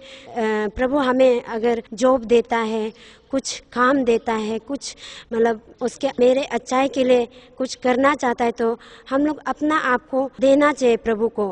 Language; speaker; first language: Hindi; non-native, local second language; Nyishi